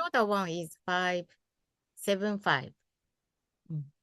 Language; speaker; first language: English; non-native, fluent; Japanese